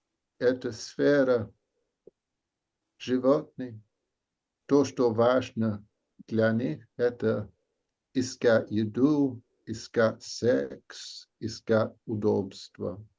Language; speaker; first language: Russian; non-native, learner; English